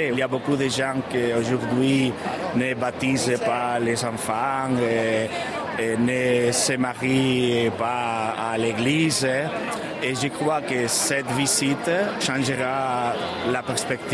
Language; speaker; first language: French; non-native, learner; Spanish